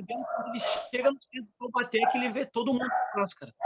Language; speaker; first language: Portuguese; native; Portuguese